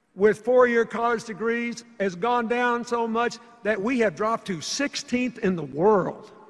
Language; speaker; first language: English; native; English